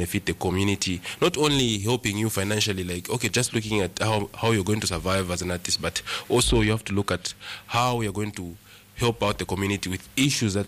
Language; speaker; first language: English; non-native, local second language; Nyanja